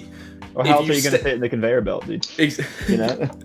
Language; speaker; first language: English; native; English